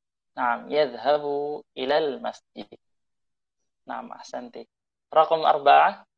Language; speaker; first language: Arabic; non-native, fluent; Indonesian